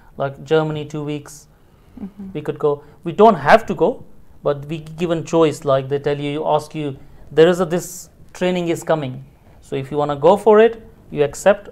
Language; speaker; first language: English; non-native, fluent; Punjabi